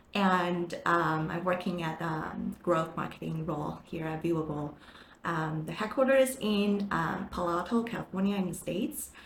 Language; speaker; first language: English; non-native, fluent; Chinese